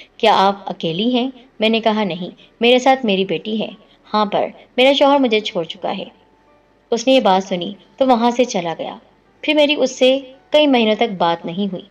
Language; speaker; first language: Urdu; native; Urdu